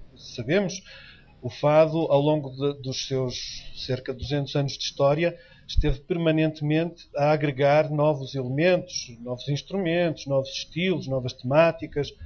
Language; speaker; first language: Portuguese; native; Portuguese